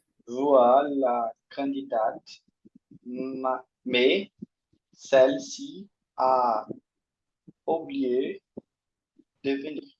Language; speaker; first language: French; non-native, learner; Portuguese